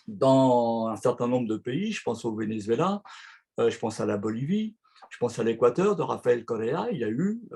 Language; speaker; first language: French; native; French